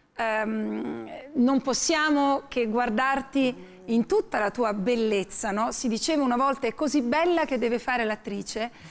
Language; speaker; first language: Italian; native; Italian